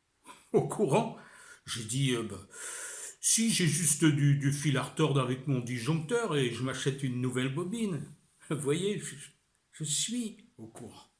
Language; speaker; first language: French; native; French